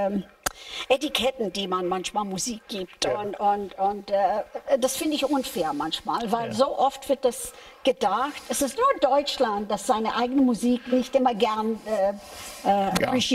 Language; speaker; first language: German; non-native, fluent; English